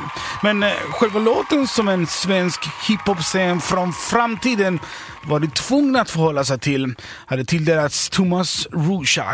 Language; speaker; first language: Swedish; native; Swedish